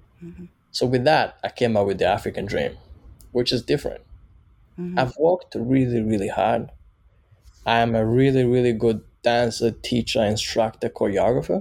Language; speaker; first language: English; non-native, local second language; Kinyarwanda